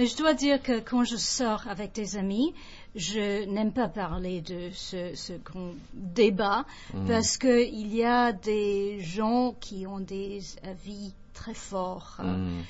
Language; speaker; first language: French; non-native, fluent; English